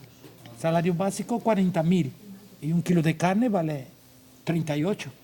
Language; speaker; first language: Portuguese; non-native, learner; Spanish